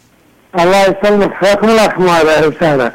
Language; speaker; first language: Arabic; native; Arabic